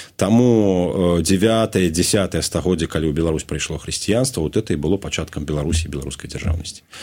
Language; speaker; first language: Belarusian; non-native, local second language; Russian